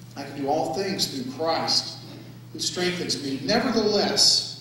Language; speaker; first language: English; native; English